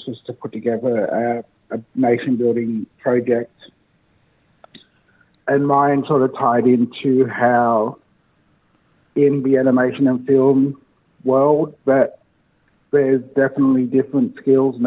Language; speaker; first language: English; native; English